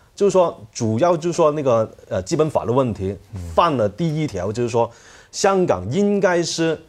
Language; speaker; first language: Chinese; non-native, fluent; Cantonese